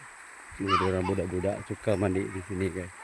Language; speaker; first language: Indonesian; non-native, local second language; Iban